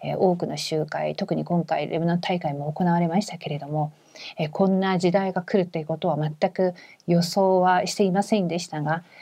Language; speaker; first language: Japanese; non-native, fluent; Korean